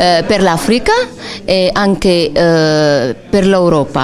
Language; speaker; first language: Italian; non-native, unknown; Arabic